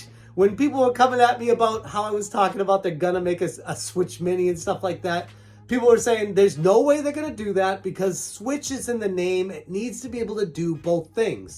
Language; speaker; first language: English; native; English